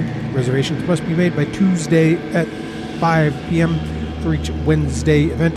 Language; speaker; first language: English; native; English